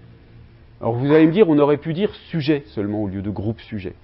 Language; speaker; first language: French; native; French